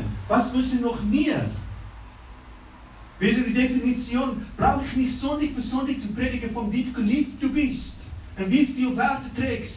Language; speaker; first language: German; non-native, fluent; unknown